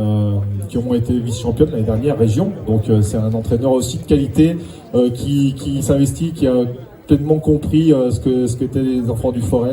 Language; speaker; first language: French; native; French